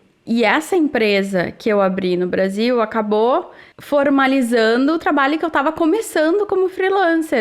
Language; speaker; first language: Portuguese; native; Portuguese